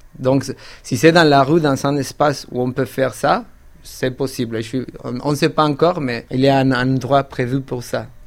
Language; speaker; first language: French; non-native, fluent; Spanish